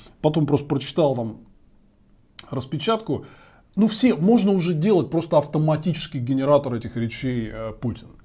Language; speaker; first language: Russian; native; Russian